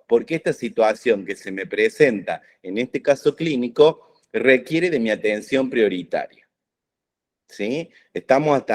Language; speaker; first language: Spanish; native; Spanish